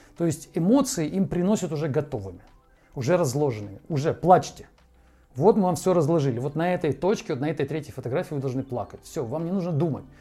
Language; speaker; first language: Russian; native; Russian